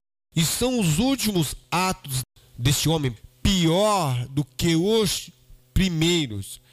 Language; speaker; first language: Portuguese; native; Portuguese